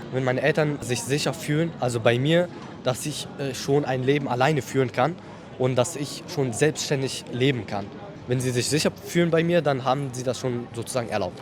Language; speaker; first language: German; early bilingual, other home language; Persian